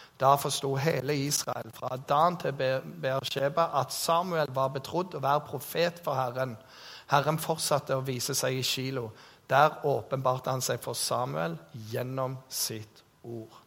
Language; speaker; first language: Norwegian; native; Norwegian